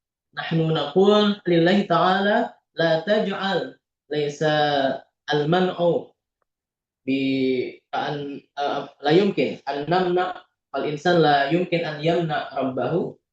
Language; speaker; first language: Arabic; non-native, fluent; Indonesian